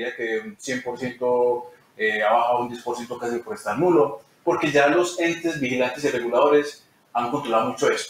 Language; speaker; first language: Spanish; native; Spanish